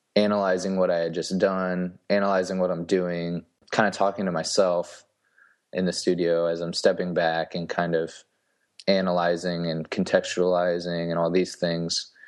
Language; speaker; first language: English; native; English